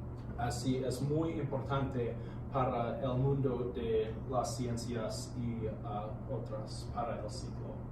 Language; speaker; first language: Spanish; non-native, learner; English